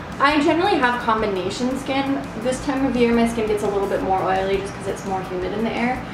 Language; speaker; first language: English; native; English